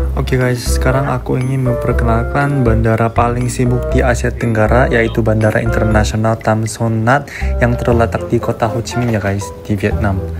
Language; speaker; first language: Indonesian; non-native, fluent; Korean